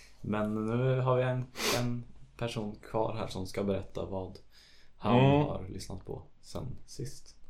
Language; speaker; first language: Swedish; native; Swedish